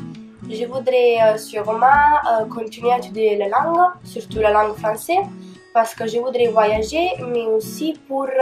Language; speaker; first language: French; non-native, learner; Italian